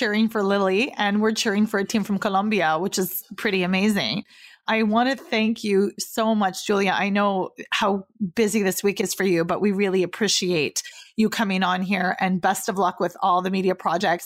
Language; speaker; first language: English; native; English